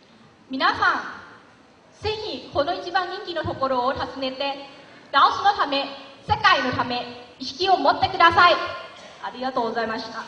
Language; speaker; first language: Japanese; non-native, learner; Lao